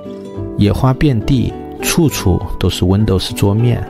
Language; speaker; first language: Chinese; native; Chinese